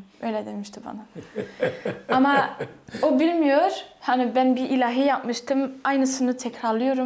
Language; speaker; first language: Turkish; non-native, fluent; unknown